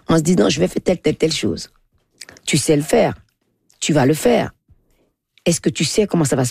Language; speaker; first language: French; non-native, local second language; Fon